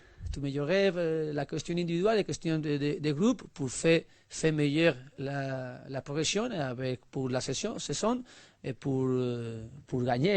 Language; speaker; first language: French; non-native, learner; Spanish